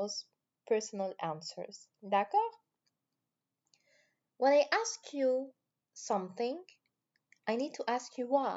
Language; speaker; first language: English; non-native, fluent; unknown